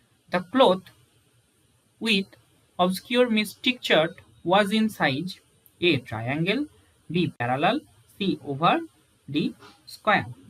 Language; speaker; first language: English; non-native, local second language; Bangla